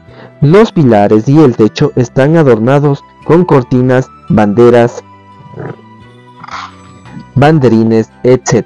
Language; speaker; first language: Spanish; native; Spanish